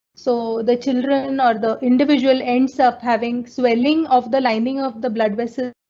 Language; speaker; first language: English; non-native, local second language; Marathi